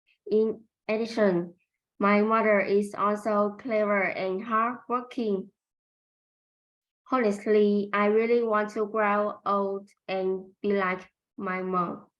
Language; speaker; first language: English; non-native, learner; Vietnamese